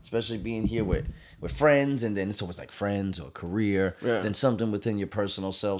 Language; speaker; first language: English; native; English